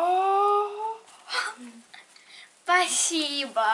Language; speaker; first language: Russian; non-native, learner; German